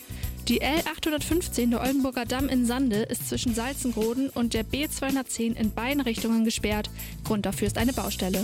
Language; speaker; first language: German; native; German